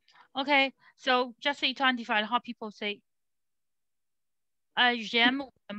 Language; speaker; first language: French; non-native, fluent; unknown